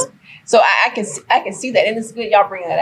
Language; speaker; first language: English; native; English